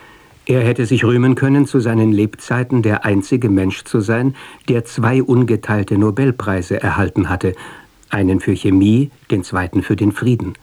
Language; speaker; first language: German; native; German